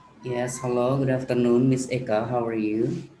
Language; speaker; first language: English; non-native, fluent; Indonesian